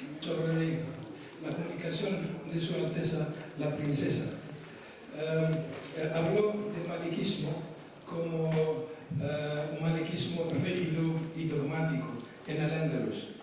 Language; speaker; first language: Spanish; non-native, fluent; Arabic